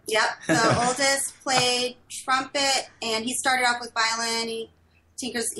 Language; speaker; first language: English; native; English